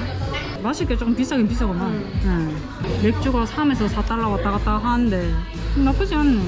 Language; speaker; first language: Korean; native; Korean